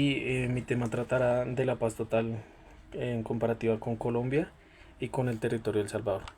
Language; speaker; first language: Spanish; native; Spanish